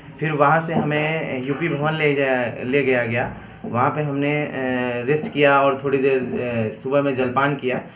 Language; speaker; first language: Hindi; native; Hindi